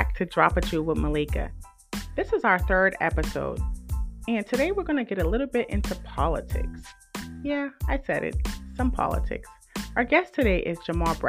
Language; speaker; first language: English; native; English